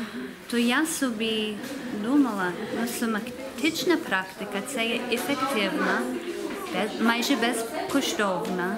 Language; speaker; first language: Ukrainian; early bilingual, heritage; English